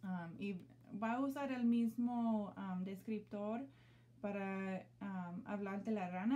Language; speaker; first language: Spanish; non-native, learner; English